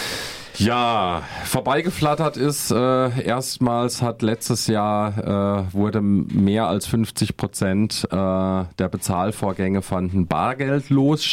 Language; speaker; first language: German; native; German